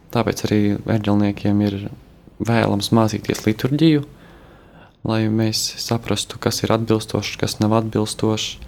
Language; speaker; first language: Latvian; native; Latvian